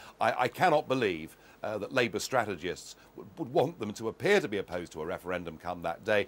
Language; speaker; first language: English; native; English